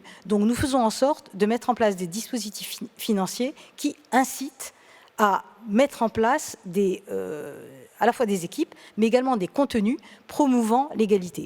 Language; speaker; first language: French; native; French